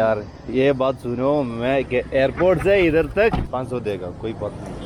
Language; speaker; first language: Hindi; non-native, local second language; Malayalam